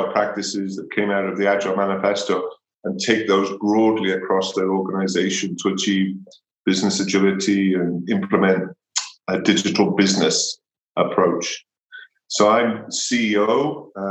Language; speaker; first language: English; native; English